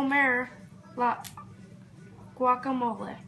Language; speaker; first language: Spanish; non-native, learner; English